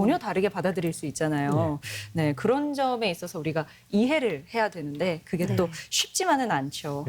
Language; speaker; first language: Korean; native; Korean